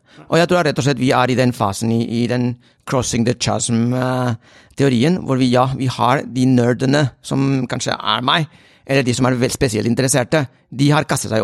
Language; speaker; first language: Norwegian; non-native, fluent; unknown